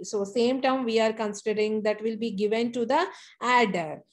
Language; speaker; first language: English; non-native, local second language; Telugu